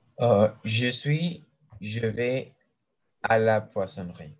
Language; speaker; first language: French; non-native, learner; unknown